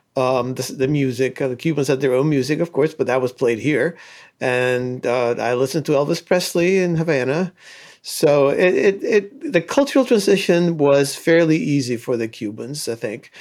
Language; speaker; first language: English; early bilingual, other home language; Spanish